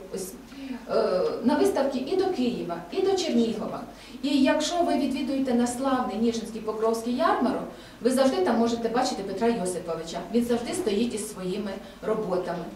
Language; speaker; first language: Ukrainian; native; Ukrainian